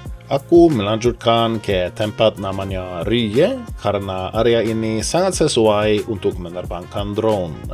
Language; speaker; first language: Indonesian; non-native, fluent; Norwegian